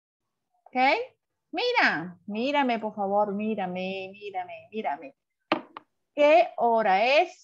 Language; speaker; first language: Spanish; non-native, fluent; Vietnamese